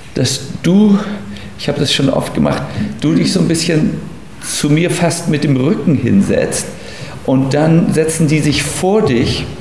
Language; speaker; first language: German; native; German